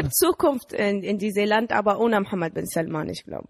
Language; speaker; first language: German; non-native, learner; Arabic